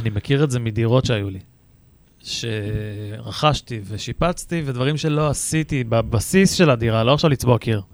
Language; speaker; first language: Hebrew; native; Hebrew